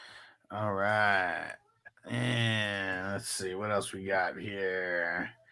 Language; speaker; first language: English; native; English